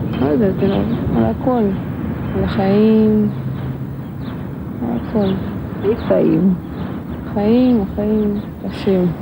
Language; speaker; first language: Hebrew; non-native, learner; Russian